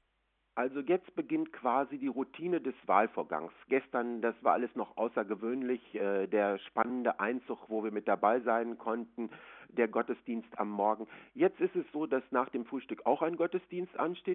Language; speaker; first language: German; native; German